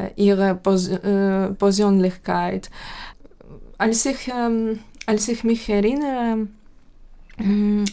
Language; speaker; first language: German; non-native, fluent; Ukrainian